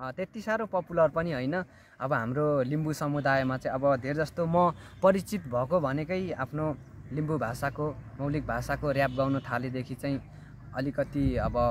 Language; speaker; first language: Nepali; non-native, local second language; Limbu